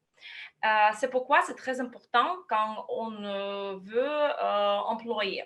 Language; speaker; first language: French; non-native, fluent; Russian